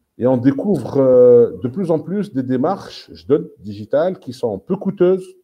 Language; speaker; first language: French; non-native, local second language; Arabic